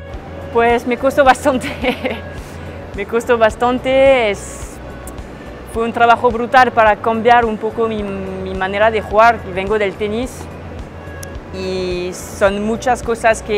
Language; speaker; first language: Spanish; non-native, fluent; French